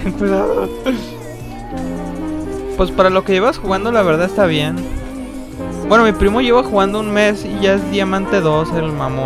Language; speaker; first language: Spanish; native; Spanish